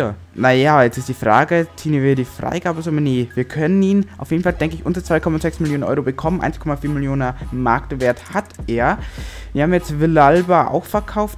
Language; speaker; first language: German; native; German